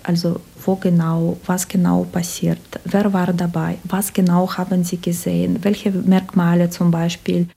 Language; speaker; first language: German; non-native, fluent; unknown